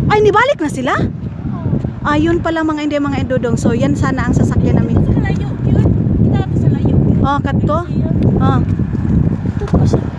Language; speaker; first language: Filipino; non-native, local second language; Cebuano